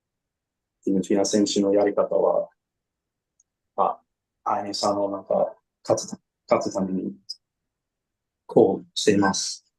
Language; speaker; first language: Japanese; non-native, learner; English